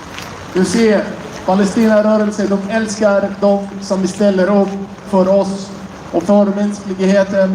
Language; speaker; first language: Swedish; non-native, fluent; Arabic